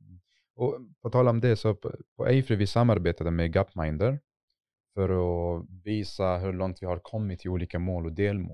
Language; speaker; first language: Swedish; non-native, fluent; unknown